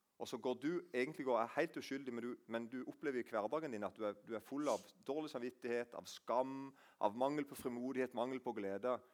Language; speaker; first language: Norwegian; native; Norwegian